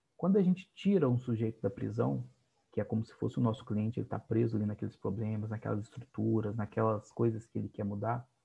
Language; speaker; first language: Portuguese; native; Portuguese